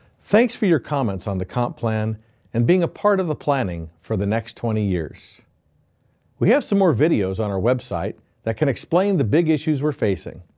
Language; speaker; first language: English; native; English